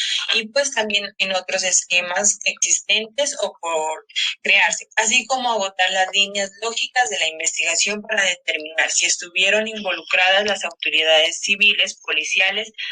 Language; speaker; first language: Spanish; native; Spanish